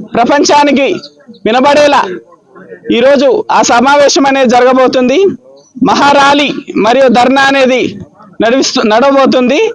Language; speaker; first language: Telugu; native; Telugu